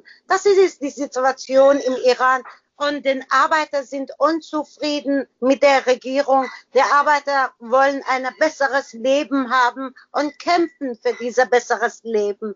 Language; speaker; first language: German; non-native, learner; Persian